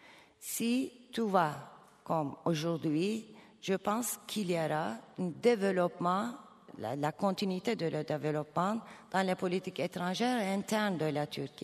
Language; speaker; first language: French; non-native, fluent; Turkish